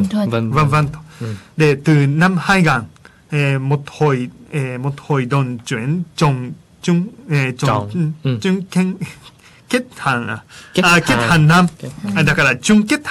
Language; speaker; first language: Vietnamese; non-native, fluent; Japanese